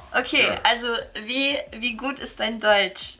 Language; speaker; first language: German; non-native, fluent; English